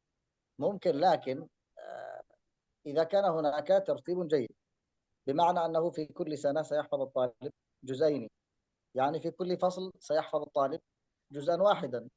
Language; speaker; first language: Arabic; native; Arabic